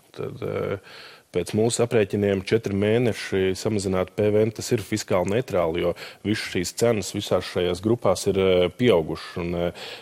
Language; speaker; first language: Latvian; native; Latvian